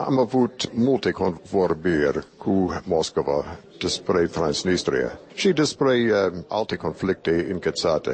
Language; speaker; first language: Romanian; non-native, fluent; English